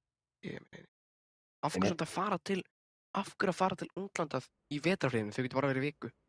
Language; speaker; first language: Icelandic; native; Icelandic